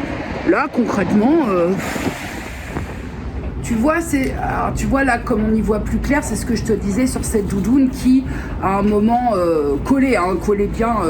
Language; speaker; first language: French; native; French